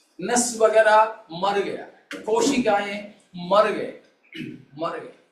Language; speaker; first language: Hindi; non-native, local second language; Malayalam